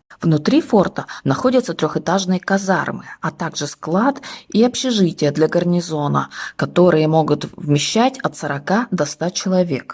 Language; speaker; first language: Russian; native; Russian